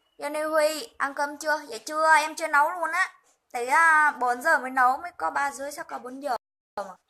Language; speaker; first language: Vietnamese; non-native, local second language; Hmong